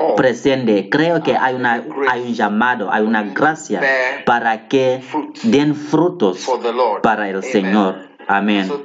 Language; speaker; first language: Spanish; non-native, fluent; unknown